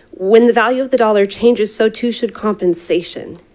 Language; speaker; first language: English; native; English